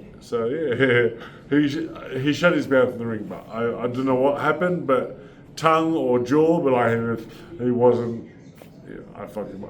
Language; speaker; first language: English; native; English